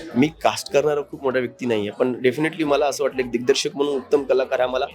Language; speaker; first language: Marathi; native; Marathi